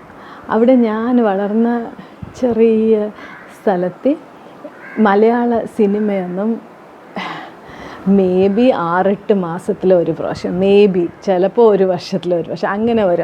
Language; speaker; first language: Malayalam; early bilingual, heritage; Tamil